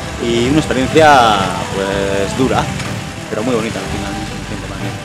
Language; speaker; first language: Spanish; native; Spanish